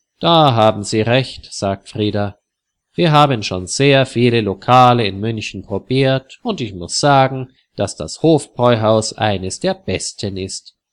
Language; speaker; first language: German; native; German